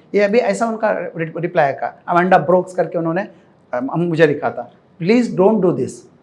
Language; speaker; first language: Hindi; non-native, local second language; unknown